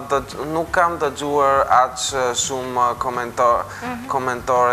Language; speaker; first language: Albanian; non-native, fluent; Bulgarian